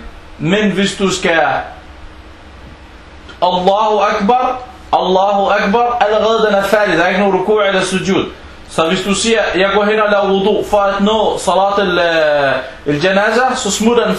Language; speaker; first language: Danish; early bilingual, other home language; Arabic